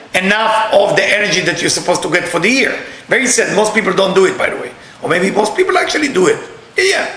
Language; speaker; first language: English; non-native, learner; Hebrew